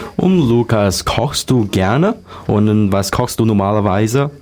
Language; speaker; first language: German; non-native, learner; Chinese